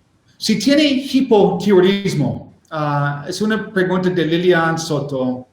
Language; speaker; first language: Spanish; non-native, learner; English